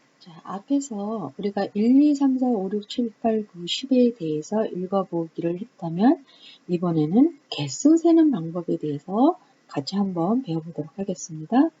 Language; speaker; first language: Korean; native; Korean